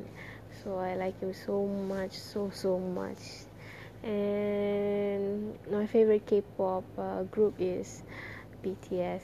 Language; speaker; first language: English; non-native, local second language; Tamil